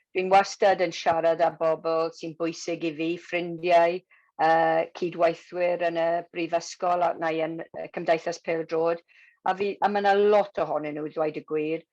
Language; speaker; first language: Welsh; non-native, local second language; English